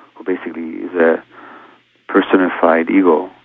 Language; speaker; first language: English; early bilingual, other home language; Hungarian